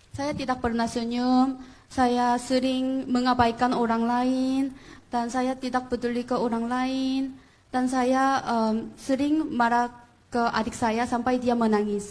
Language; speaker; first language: Indonesian; non-native, fluent; Korean